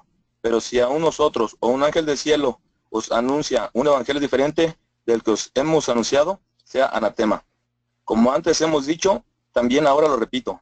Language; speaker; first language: Spanish; native; Spanish